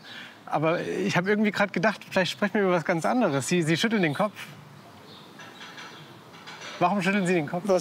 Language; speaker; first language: German; native; German